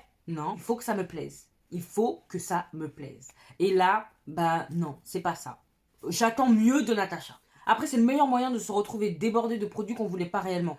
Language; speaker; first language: French; native; French